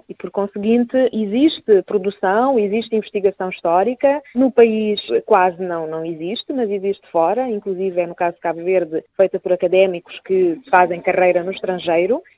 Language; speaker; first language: Portuguese; native; Portuguese